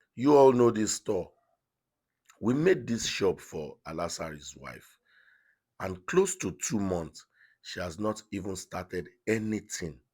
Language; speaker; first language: English; non-native, local second language; Yoruba